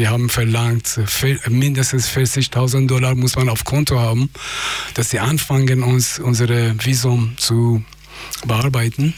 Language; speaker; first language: German; non-native, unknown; Persian